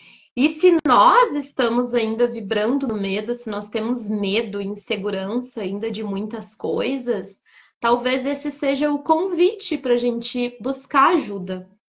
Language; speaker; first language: Portuguese; native; Portuguese